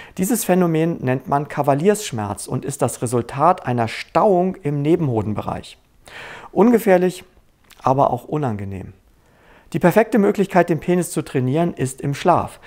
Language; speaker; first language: German; native; German